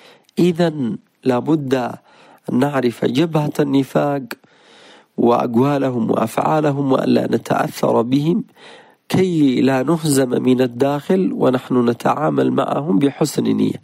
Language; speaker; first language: Arabic; native; Arabic